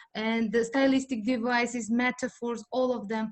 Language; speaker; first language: English; non-native, fluent; Uzbek